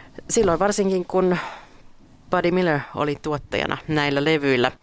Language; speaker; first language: Finnish; native; Finnish